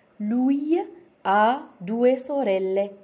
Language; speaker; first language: Italian; non-native, fluent; Arabic